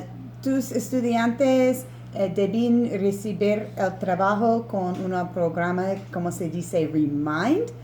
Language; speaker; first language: Spanish; non-native, learner; English